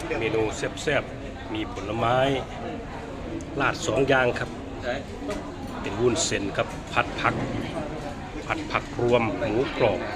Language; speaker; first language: Thai; non-native, local second language; Lao